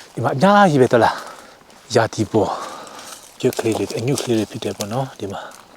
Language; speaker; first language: Burmese; non-native, local second language; Hakha Chin